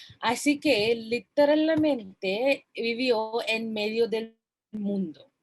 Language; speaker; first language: Spanish; non-native, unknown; Bangla